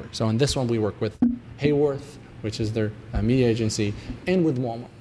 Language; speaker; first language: English; non-native, fluent; Hebrew